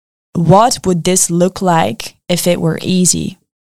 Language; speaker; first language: English; early bilingual, other home language; Dutch